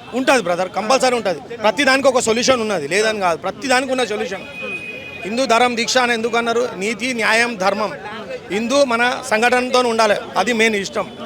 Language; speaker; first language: Telugu; native; Telugu